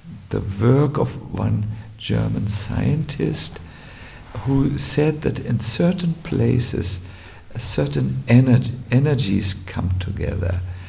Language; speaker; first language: English; non-native, fluent; German